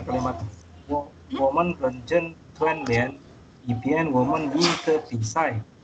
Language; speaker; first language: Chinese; non-native, learner; Indonesian